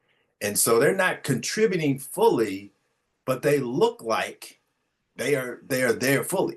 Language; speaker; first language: English; native; English